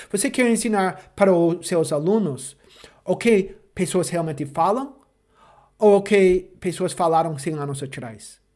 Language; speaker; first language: Portuguese; non-native, fluent; English